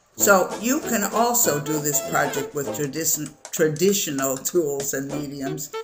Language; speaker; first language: English; native; English